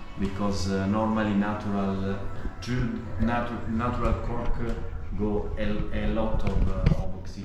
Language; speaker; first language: English; non-native, learner; Italian